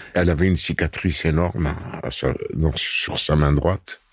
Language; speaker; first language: French; native; French